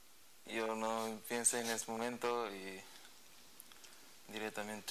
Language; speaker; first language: Spanish; non-native, learner; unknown